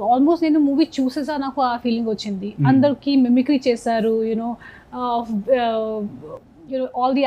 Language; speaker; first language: Telugu; non-native, fluent; Hindi